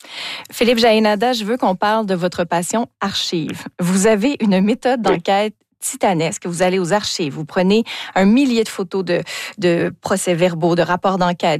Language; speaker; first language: French; native; French